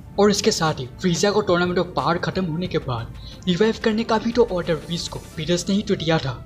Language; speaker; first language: Hindi; non-native, local second language; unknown